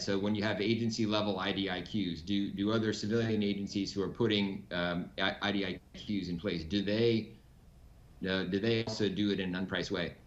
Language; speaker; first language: English; native; English